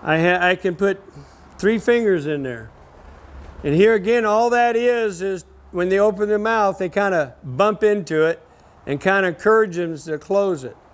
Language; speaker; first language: English; native; English